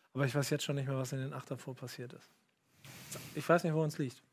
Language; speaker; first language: German; non-native, fluent; Polish